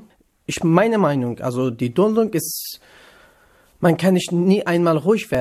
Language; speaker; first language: German; non-native, learner; Kurdish